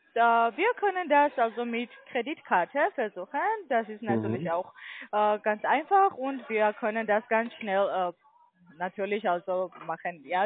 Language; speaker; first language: German; non-native, learner; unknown